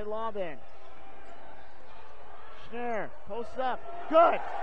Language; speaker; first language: English; native; English